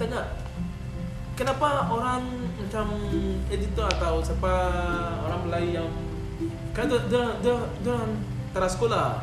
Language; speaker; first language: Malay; non-native, learner; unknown